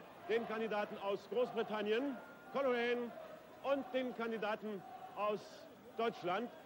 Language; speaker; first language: German; native; German